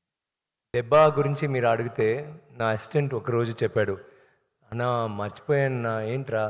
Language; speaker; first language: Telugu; non-native, learner; Tamil